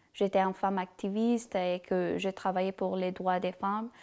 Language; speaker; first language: French; non-native, fluent; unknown